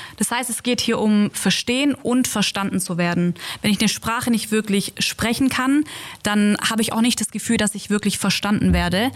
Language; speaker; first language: German; native; German